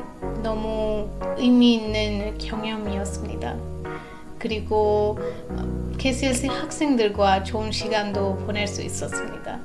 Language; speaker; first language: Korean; non-native, fluent; Bangla